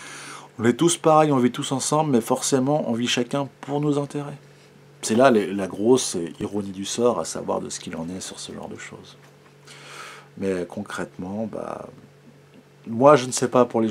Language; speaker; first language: French; native; French